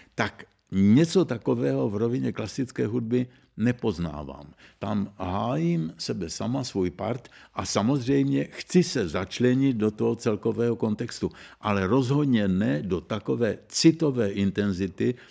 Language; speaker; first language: Czech; native; Czech